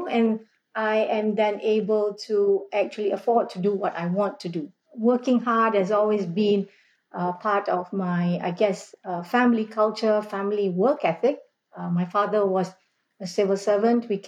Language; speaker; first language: English; non-native, local second language; Malay